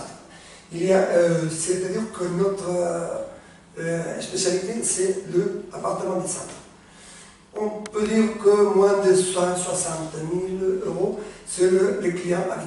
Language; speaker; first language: French; non-native, learner; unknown